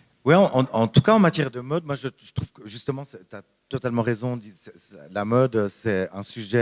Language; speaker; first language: French; native; French